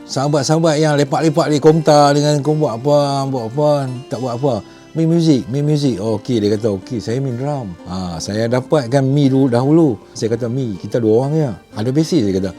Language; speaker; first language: Malay; native; Malay